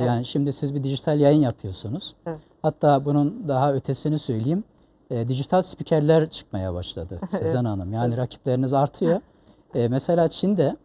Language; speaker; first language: Turkish; native; Turkish